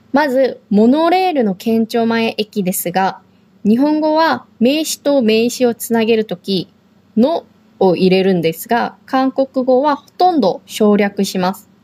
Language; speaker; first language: Japanese; non-native, fluent; Korean